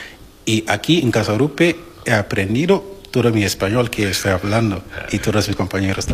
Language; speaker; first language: Spanish; non-native, learner; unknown